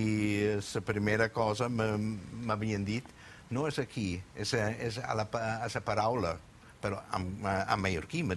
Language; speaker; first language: Catalan; non-native, fluent; German